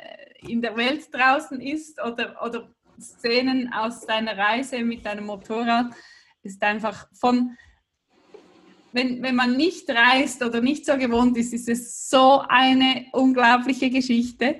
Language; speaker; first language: German; native; German